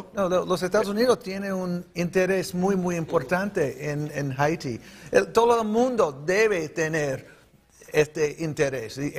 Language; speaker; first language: Spanish; early bilingual, heritage; Spanish